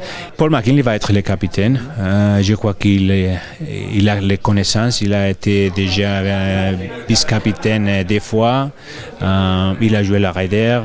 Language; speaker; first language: French; non-native, fluent; Spanish